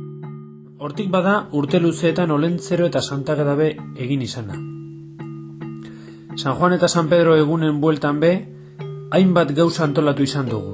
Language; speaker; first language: Basque; native; Basque